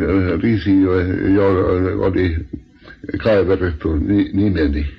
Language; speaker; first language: Finnish; non-native, local second language; Swedish